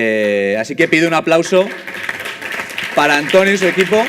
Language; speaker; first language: Spanish; native; Spanish